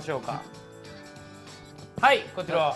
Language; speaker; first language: Japanese; native; Japanese